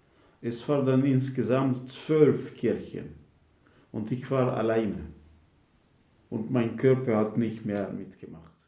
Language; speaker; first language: German; non-native, fluent; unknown